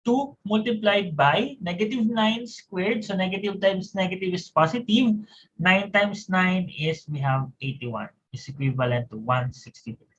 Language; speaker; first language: English; non-native, local second language; Filipino